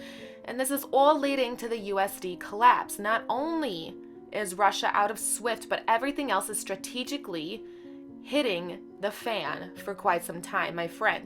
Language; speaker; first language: English; native; English